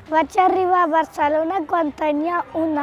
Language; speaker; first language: Catalan; early bilingual, other home language; Romanian